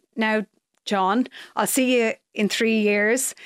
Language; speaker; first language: English; native; English